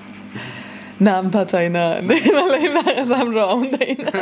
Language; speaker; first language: Nepali; non-native, learner; German